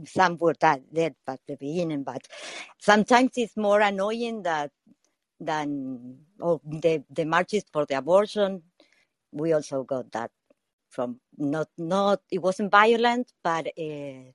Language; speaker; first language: English; non-native, learner; Spanish